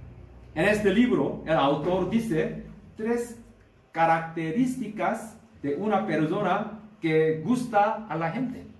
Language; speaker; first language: Spanish; non-native, learner; Korean